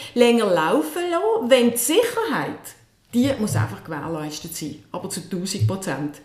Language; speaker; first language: German; native; German